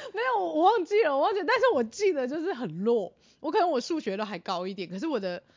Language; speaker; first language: Chinese; native; Chinese